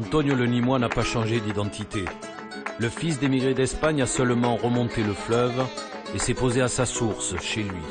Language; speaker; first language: French; native; French